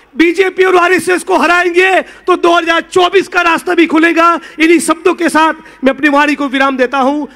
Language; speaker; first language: Hindi; non-native, local second language; Gujarati